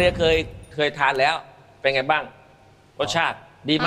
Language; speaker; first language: Thai; native; Thai